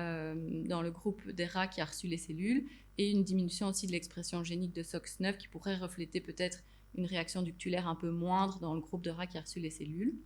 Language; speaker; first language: French; native; French